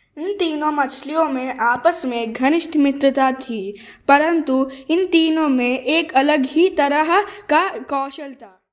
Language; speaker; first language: Hindi; non-native, local second language; Telugu